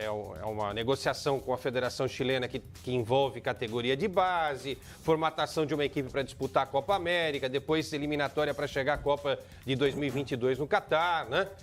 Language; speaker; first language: Portuguese; native; Portuguese